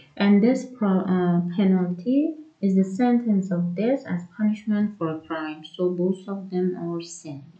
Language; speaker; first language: English; non-native, fluent; Persian